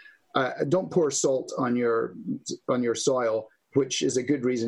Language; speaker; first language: English; native; English